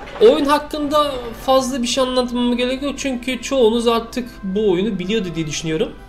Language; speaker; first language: Turkish; early bilingual, heritage; Turkish